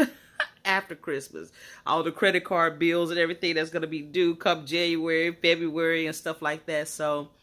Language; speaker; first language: English; native; English